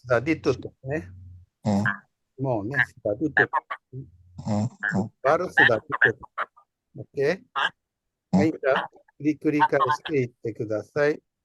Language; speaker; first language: Indonesian; non-native, fluent; Japanese